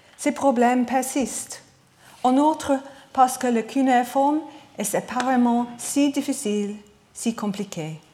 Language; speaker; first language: French; non-native, learner; English